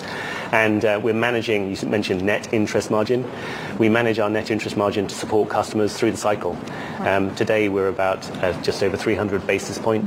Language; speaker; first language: English; native; English